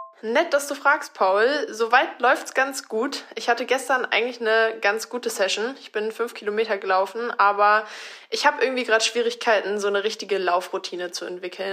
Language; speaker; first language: German; native; German